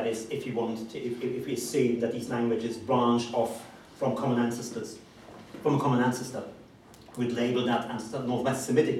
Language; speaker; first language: English; non-native, fluent; German